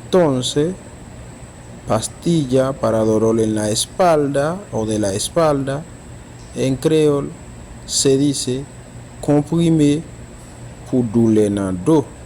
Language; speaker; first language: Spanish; non-native, fluent; Haitian Creole